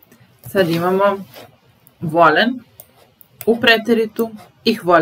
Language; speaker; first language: German; non-native, fluent; Serbian